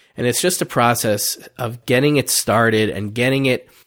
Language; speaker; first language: English; native; English